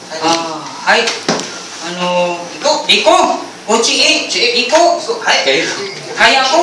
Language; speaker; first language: Japanese; non-native, learner; Filipino